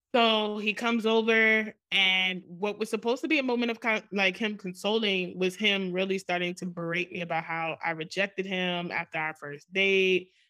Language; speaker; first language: English; native; English